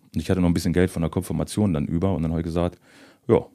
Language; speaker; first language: German; native; German